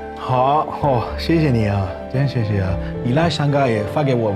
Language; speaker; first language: Chinese; non-native, learner; Italian